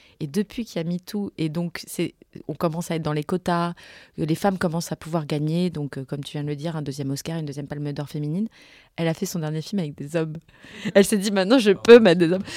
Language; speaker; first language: French; native; French